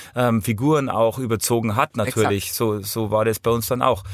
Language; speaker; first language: German; native; German